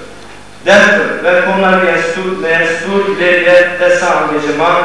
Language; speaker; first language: Swedish; non-native, fluent; Kurdish